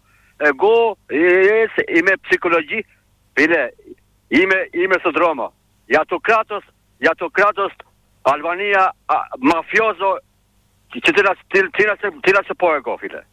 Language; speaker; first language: Greek; non-native, learner; Albanian